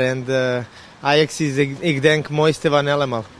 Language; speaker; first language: Dutch; non-native, learner; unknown